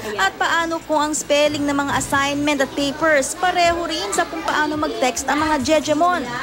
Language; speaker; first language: Filipino; native; Filipino